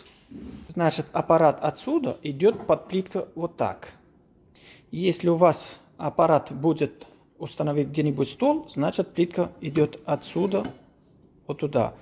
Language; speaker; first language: Russian; non-native, learner; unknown